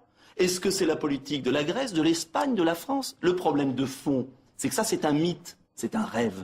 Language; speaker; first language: French; native; French